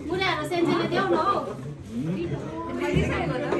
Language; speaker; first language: Japanese; non-native, learner; Nepali